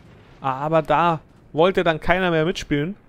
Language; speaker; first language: German; native; German